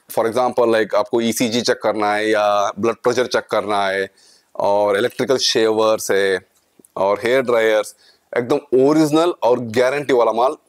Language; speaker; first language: Hindi; non-native, local second language; Kannada